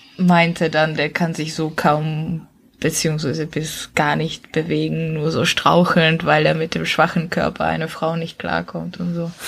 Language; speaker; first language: German; non-native, fluent; Czech